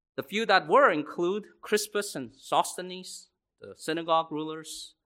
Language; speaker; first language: English; native; English